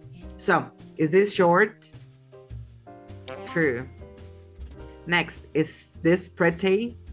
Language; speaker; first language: English; non-native, fluent; Spanish